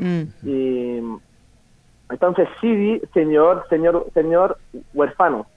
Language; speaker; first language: Spanish; non-native, fluent; French